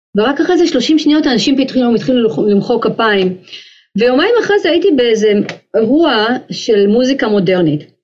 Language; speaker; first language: Hebrew; native; Hebrew